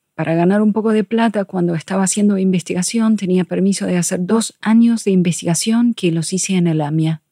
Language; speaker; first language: Spanish; non-native, fluent; English